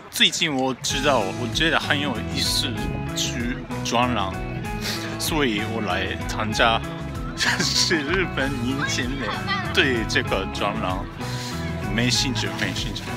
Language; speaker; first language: Chinese; non-native, learner; Japanese